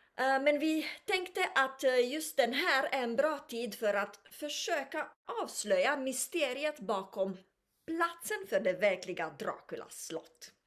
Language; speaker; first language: Swedish; non-native, fluent; Romanian